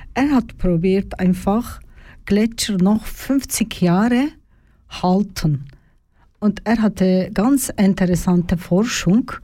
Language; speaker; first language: German; non-native, learner; Turkish